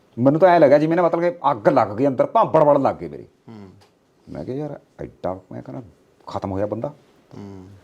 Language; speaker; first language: Punjabi; native; Punjabi